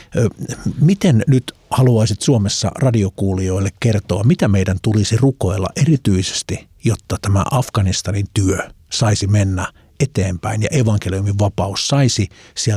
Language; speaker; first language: Finnish; native; Finnish